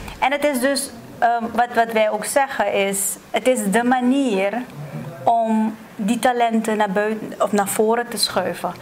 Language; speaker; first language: Dutch; native; Dutch